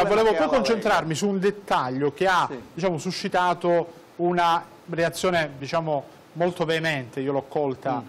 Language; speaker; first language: Italian; native; Italian